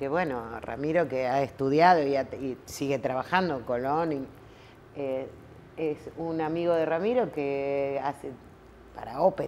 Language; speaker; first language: Spanish; native; Spanish